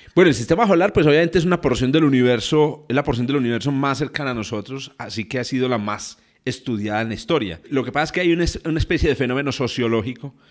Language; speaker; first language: Spanish; native; Spanish